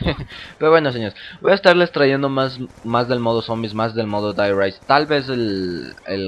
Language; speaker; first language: Spanish; native; Spanish